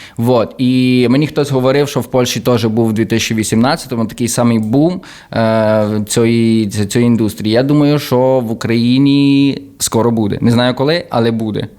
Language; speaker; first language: Ukrainian; early bilingual, heritage; Ukrainian